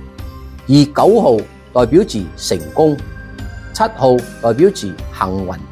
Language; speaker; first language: Chinese; non-native, local second language; Cantonese